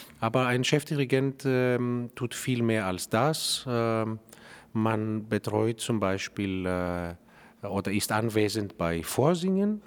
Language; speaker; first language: German; non-native, fluent; Greek